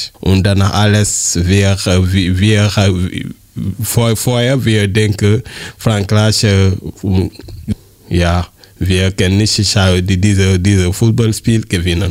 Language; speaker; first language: German; non-native, learner; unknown